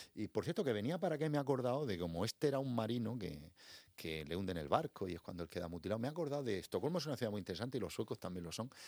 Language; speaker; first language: Spanish; native; Spanish